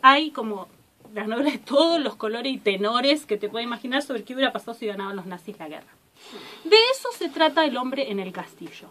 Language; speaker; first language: Spanish; native; Spanish